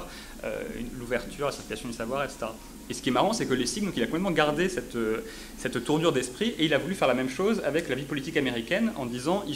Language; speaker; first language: French; native; French